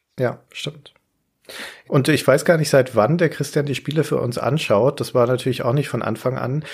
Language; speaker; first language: German; native; German